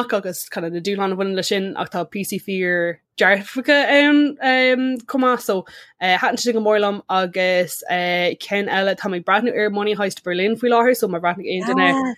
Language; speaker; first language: Irish; non-native, local second language; English